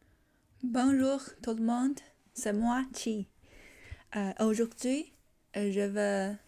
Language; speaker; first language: French; non-native, learner; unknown